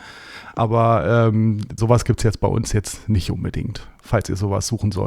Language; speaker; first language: German; native; German